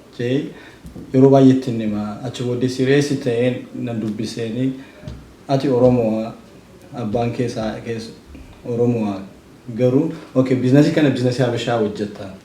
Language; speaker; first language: Oromo; early bilingual, heritage; Oromo